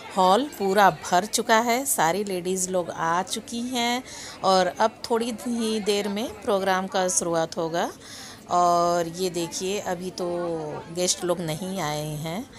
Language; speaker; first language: Hindi; native; Hindi